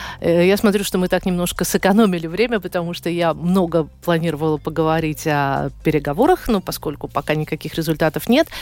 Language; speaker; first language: Russian; native; Russian